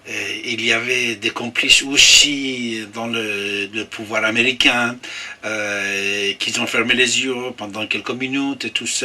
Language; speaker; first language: French; non-native, fluent; Persian